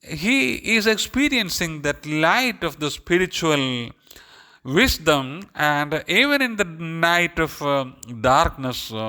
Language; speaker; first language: English; non-native, local second language; Malayalam